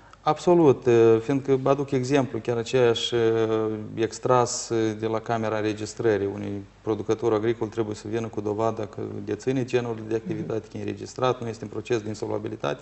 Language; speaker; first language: Romanian; native; Romanian